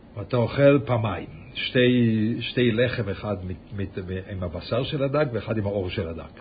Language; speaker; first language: Hebrew; early bilingual, heritage; Yiddish